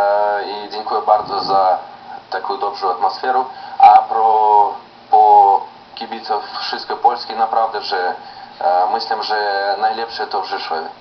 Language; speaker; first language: Polish; non-native, learner; Russian